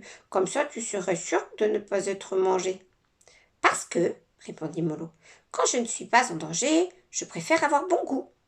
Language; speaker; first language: French; native; French